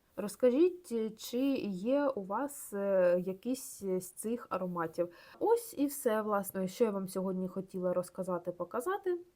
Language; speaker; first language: Ukrainian; non-native, local second language; Russian